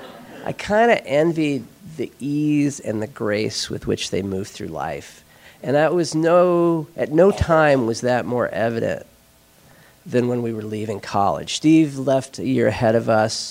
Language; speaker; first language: English; native; English